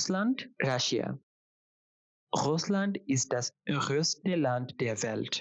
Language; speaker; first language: German; non-native, fluent; Bangla